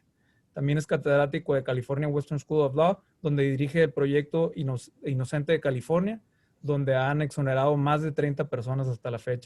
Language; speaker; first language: Spanish; native; Spanish